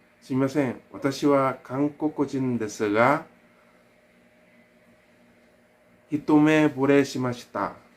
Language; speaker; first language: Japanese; non-native, learner; Korean